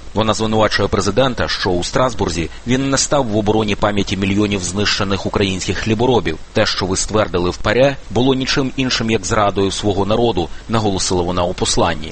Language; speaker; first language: Ukrainian; native; Ukrainian